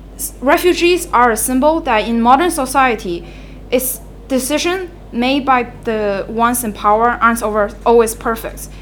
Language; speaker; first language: English; non-native, fluent; Chinese